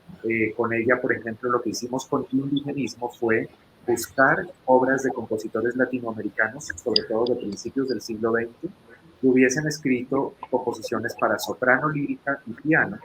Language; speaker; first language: Spanish; native; Spanish